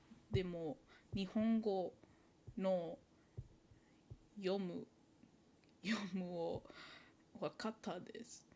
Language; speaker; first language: Japanese; non-native, learner; English